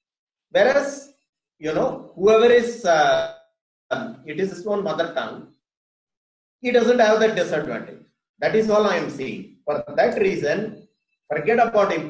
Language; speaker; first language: English; non-native, local second language; Tamil